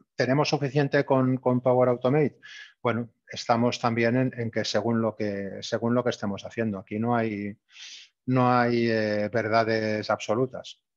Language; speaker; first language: Spanish; native; Spanish